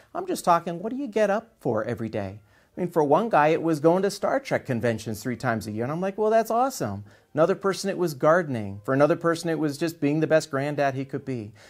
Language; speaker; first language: English; native; English